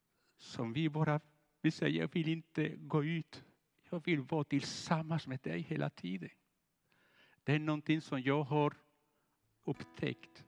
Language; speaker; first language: Swedish; non-native, fluent; Spanish